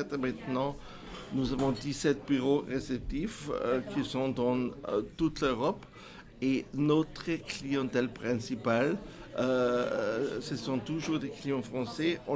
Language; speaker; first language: French; non-native, fluent; German